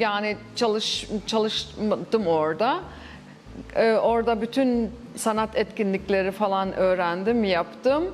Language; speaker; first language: Turkish; early bilingual, heritage; Turkish